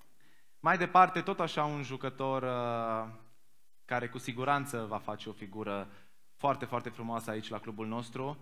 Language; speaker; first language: Romanian; native; Romanian